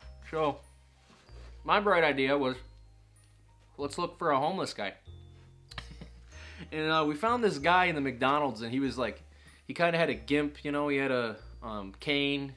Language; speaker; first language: English; native; English